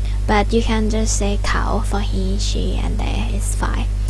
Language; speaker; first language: English; non-native, fluent; Thai